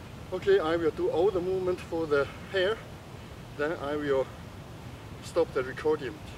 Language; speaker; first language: English; non-native, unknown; Chinese